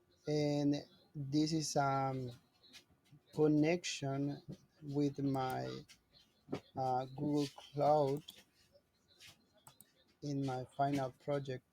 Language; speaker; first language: English; non-native, learner; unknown